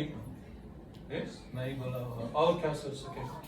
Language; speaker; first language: Hindi; non-native, local second language; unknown